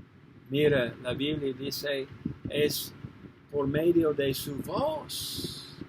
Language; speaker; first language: Spanish; non-native, learner; English